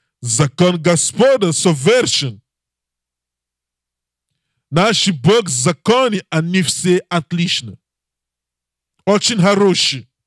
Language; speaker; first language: Russian; non-native, learner; English